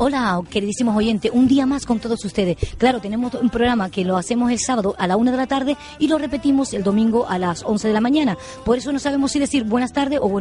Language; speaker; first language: Spanish; native; Spanish